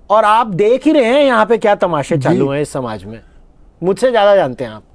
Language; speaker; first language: Hindi; native; Hindi